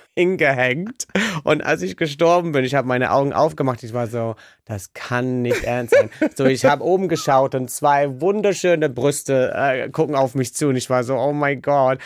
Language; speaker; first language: German; non-native, fluent; English